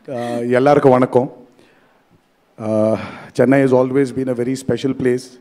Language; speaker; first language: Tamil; non-native, learner; Telugu